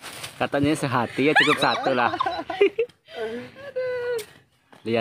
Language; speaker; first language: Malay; non-native, local second language; Javanese